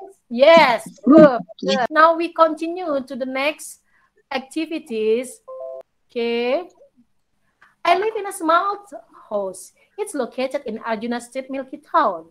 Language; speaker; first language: English; non-native, learner; Indonesian